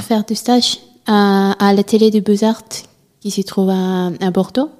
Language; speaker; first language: French; non-native, learner; Italian